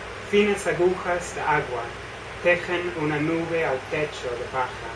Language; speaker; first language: Spanish; non-native, fluent; English